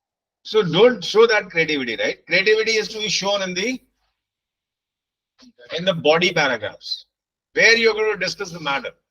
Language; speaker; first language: English; non-native, local second language; Hindi